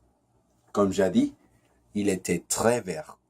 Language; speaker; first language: French; non-native, learner; Spanish